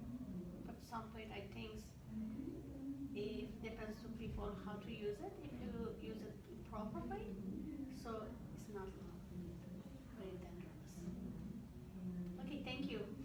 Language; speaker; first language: English; non-native, learner; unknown